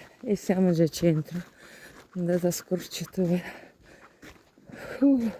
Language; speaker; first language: Italian; non-native, learner; Ukrainian